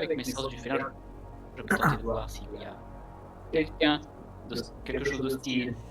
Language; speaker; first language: French; native; French